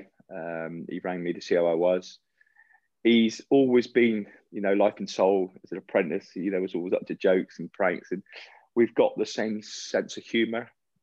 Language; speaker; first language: English; native; English